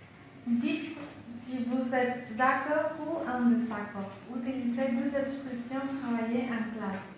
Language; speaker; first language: French; non-native, learner; Spanish